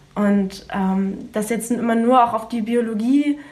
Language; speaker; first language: German; native; German